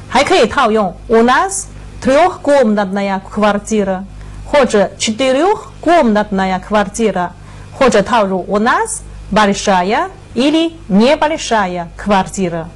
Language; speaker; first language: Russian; non-native, fluent; Chinese